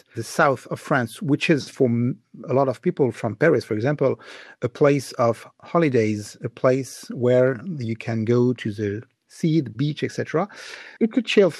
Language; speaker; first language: English; non-native, fluent; French